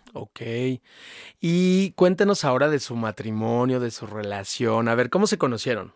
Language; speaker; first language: Spanish; native; Spanish